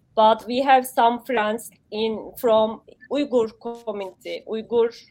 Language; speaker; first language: English; non-native, learner; Turkish